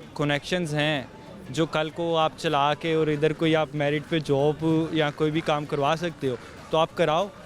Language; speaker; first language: Urdu; non-native, local second language; Punjabi